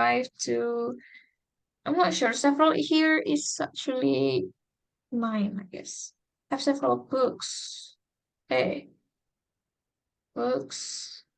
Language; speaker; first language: English; non-native, fluent; Indonesian